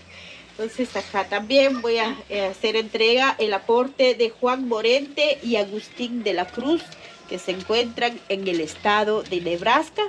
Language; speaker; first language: Spanish; non-native, local second language; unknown